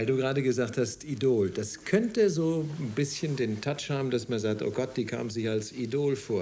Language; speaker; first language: German; native; German